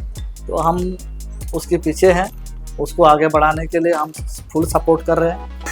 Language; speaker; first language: Hindi; non-native, local second language; Bangla